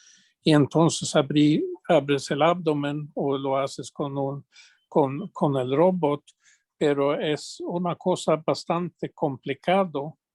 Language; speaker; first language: Spanish; non-native, fluent; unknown